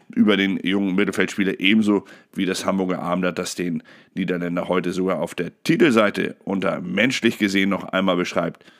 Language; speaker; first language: German; native; German